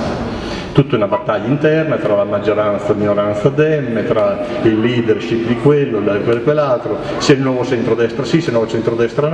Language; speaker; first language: Italian; native; Italian